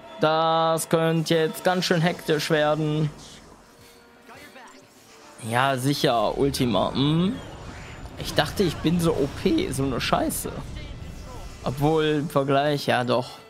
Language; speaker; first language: German; native; German